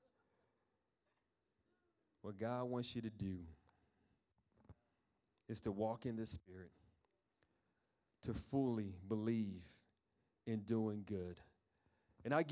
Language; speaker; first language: English; native; English